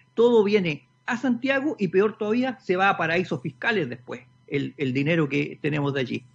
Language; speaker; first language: Spanish; native; Spanish